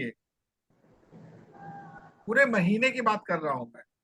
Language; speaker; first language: Hindi; native; Hindi